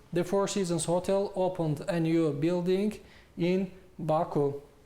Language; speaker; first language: English; non-native, fluent; Azerbaijani